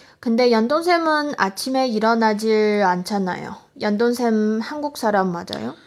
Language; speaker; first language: Korean; non-native, fluent; Chinese